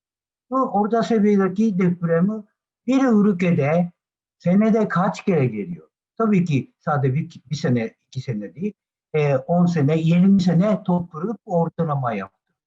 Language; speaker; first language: Turkish; non-native, learner; Japanese